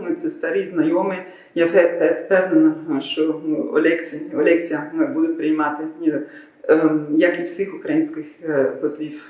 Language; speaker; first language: Ukrainian; non-native, learner; German